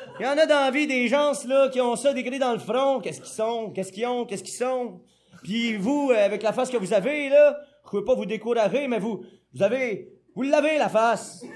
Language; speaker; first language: French; native; French